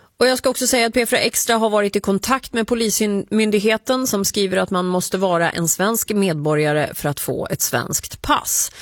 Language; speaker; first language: Swedish; native; Swedish